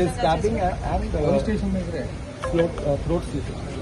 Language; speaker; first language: Telugu; non-native, local second language; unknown